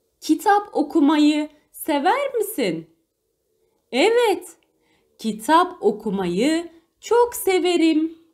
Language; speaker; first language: Turkish; non-native, fluent; Arabic